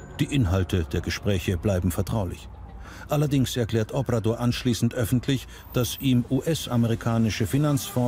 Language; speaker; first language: German; native; German